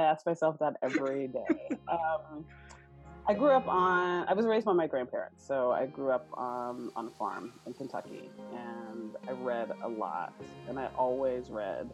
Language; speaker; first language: English; native; English